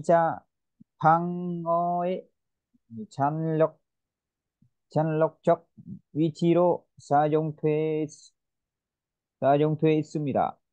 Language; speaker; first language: Korean; non-native, learner; Vietnamese